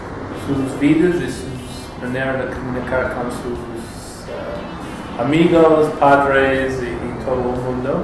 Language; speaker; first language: Spanish; non-native, fluent; English